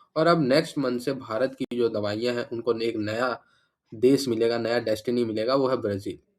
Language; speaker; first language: Hindi; native; Hindi